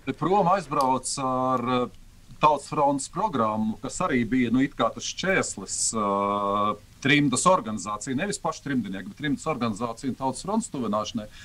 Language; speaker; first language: Latvian; native; Latvian